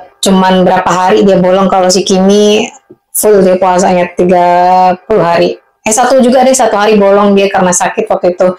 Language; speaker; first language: Indonesian; native; Indonesian